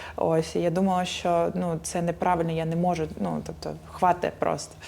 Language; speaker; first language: Ukrainian; native; Ukrainian